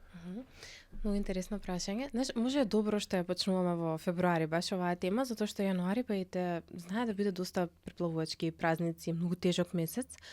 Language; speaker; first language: Macedonian; native; Macedonian